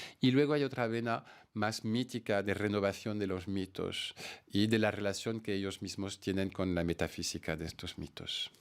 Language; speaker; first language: Spanish; non-native, fluent; French